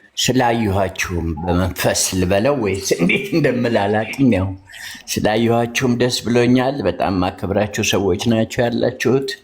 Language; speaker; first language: Amharic; native; Amharic